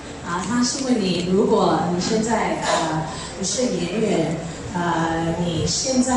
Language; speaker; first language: Chinese; early bilingual, heritage; Chinese